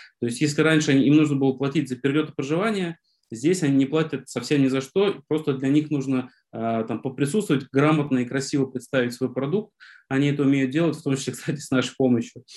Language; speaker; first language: Russian; native; Russian